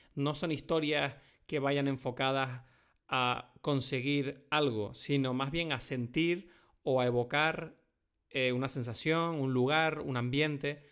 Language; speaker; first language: Spanish; non-native, fluent; French